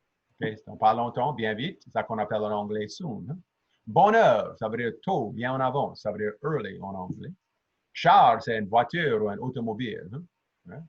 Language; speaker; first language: French; native; French